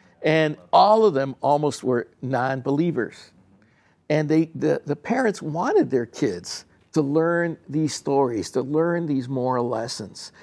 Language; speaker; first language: English; early bilingual, other home language; Spanish